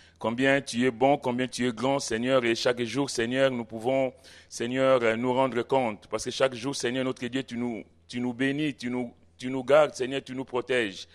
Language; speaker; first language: French; non-native, local second language; Lingala